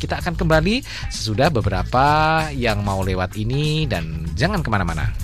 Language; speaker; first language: Indonesian; native; Indonesian